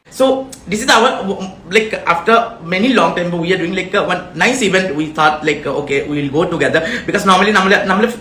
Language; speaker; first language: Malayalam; non-native, learner; Assamese